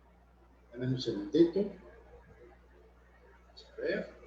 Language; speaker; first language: Spanish; native; Spanish